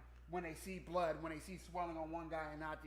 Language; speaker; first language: English; native; English